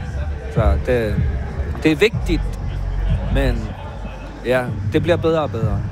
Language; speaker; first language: Danish; non-native, local second language; Kalaallisut